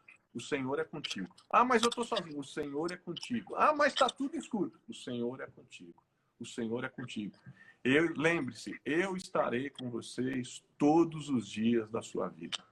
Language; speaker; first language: Portuguese; native; Portuguese